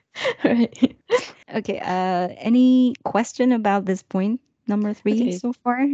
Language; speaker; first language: English; non-native, fluent; Chinese